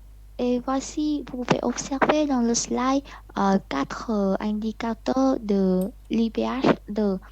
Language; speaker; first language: French; non-native, learner; Vietnamese